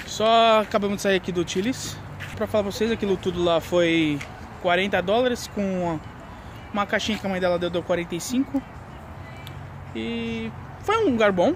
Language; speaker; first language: Portuguese; native; Portuguese